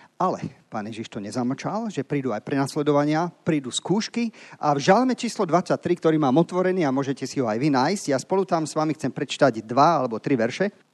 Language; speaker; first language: Slovak; native; Slovak